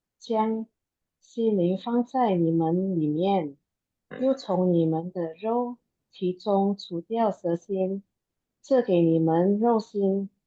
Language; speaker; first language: Chinese; non-native, learner; Indonesian